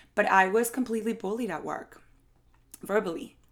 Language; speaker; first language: English; non-native, fluent; Spanish